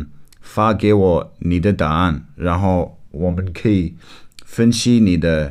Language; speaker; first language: Chinese; non-native, fluent; English